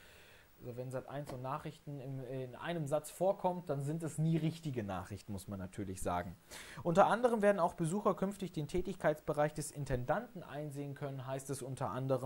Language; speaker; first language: German; native; German